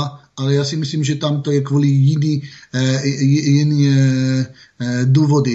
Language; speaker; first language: Czech; non-native, fluent; Hebrew